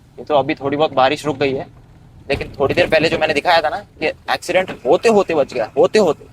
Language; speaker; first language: Hindi; non-native, local second language; Kannada